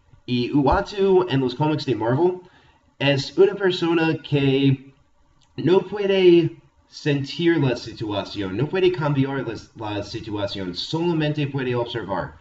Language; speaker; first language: Spanish; non-native, fluent; English